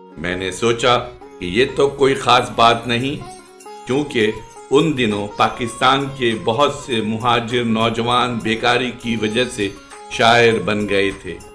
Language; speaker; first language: Urdu; native; Urdu